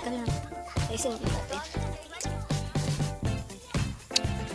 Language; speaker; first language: Filipino; non-native, local second language; Cebuano